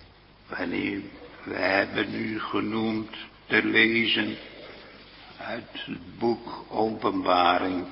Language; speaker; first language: Dutch; native; Dutch